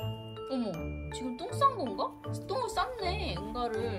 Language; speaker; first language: Korean; native; Korean